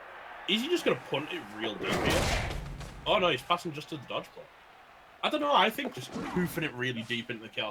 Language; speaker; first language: English; native; English